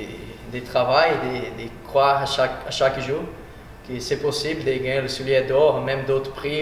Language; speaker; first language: French; non-native, fluent; Portuguese